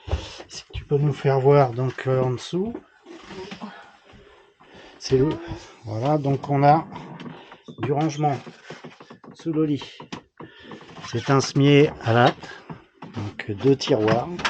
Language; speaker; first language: French; native; French